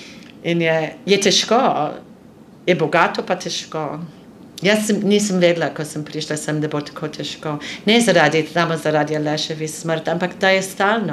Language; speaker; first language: Slovenian; non-native, fluent; English